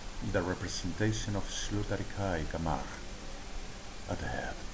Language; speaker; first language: English; non-native, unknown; Spanish